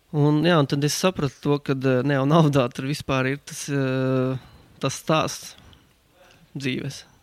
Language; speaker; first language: Latvian; native; Latvian